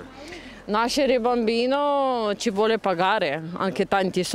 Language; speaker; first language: Italian; non-native, learner; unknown